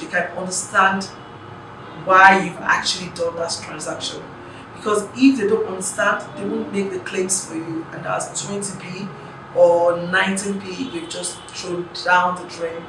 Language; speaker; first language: English; non-native, local second language; Yoruba